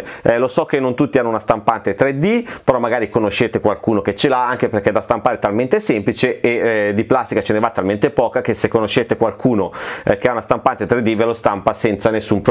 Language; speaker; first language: Italian; native; Italian